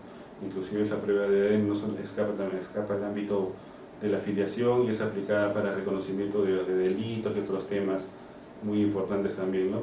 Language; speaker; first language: Spanish; native; Spanish